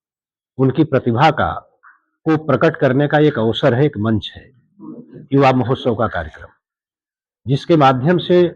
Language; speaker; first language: Hindi; native; Hindi